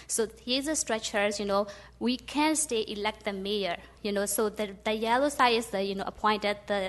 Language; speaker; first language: English; non-native, fluent; Burmese